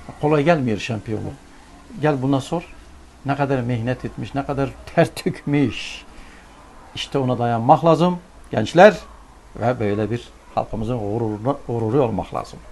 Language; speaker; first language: Turkish; early bilingual, heritage; Turkish